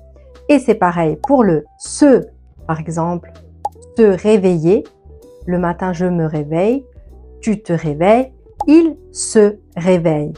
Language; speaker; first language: French; non-native, fluent; Italian